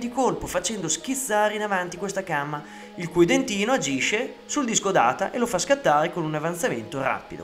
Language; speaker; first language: Italian; native; Italian